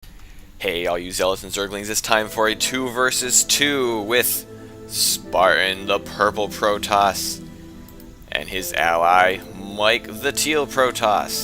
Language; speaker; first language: English; native; English